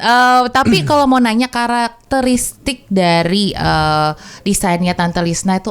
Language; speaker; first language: Indonesian; native; Indonesian